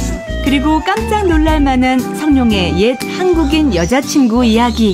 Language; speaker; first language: Korean; native; Korean